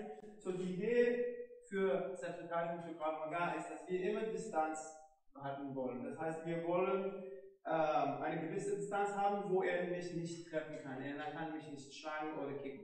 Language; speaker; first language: German; non-native, fluent; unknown